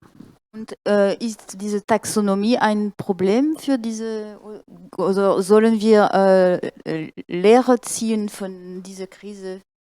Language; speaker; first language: German; non-native, fluent; French